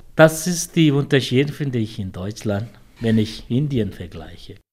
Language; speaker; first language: German; non-native, fluent; Tamil